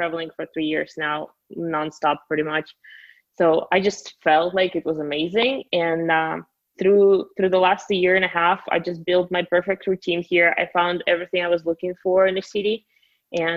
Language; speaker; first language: English; non-native, fluent; Russian